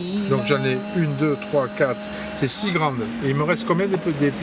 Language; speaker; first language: French; native; French